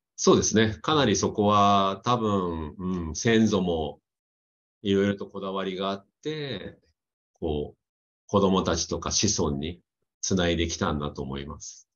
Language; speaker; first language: Japanese; native; Japanese